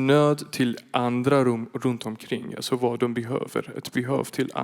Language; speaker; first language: Swedish; non-native, fluent; Persian